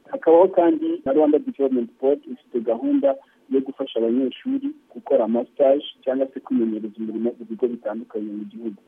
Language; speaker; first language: Kinyarwanda; early bilingual, heritage; Kinyarwanda